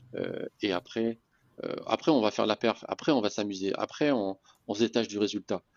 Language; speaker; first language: French; native; French